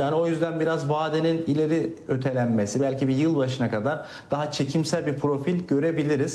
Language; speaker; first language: Turkish; native; Turkish